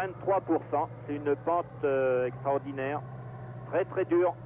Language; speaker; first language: French; native; French